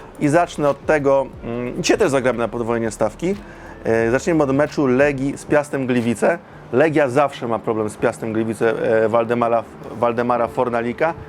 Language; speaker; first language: Polish; native; Polish